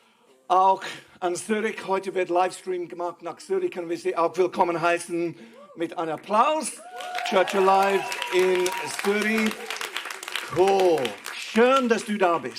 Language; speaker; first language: German; non-native, fluent; English